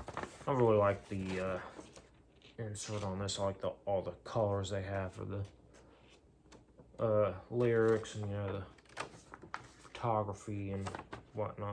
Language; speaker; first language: English; native; English